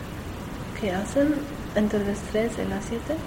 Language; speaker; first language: Spanish; non-native, learner; German